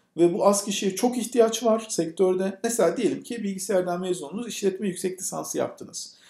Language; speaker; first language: Turkish; native; Turkish